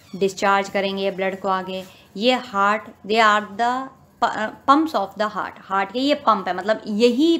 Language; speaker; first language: Hindi; native; Hindi